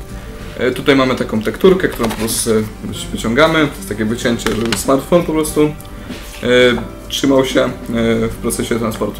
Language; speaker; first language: Polish; native; Polish